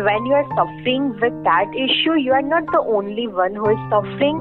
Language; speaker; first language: English; non-native, local second language; Gujarati